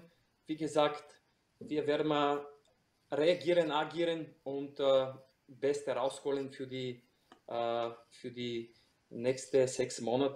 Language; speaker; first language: German; non-native, fluent; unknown